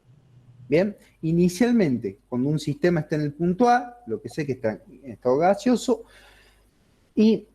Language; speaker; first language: Spanish; native; Spanish